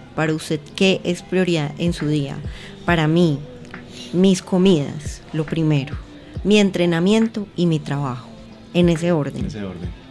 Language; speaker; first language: Spanish; native; Spanish